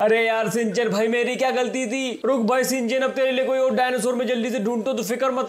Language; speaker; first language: Hindi; native; Hindi